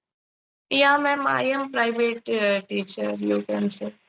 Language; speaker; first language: English; non-native, learner; Hindi